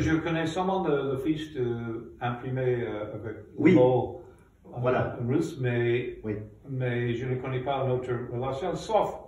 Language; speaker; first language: French; non-native, fluent; English